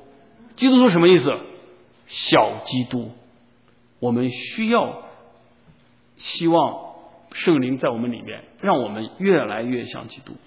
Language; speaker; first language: Chinese; native; Chinese